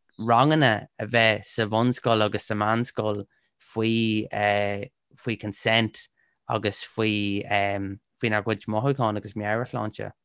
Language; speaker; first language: Irish; non-native, local second language; English